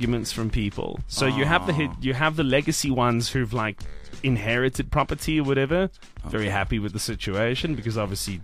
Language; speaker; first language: English; native; English